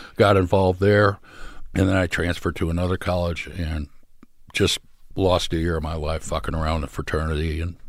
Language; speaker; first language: English; native; English